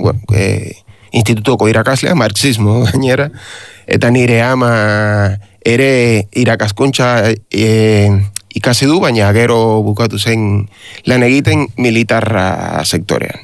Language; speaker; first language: Basque; non-native, learner; Spanish